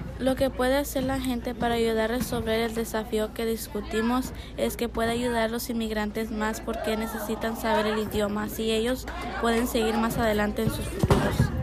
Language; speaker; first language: Spanish; early bilingual, heritage; Spanish